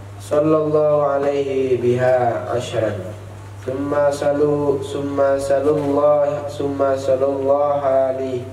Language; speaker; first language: Arabic; non-native, fluent; Indonesian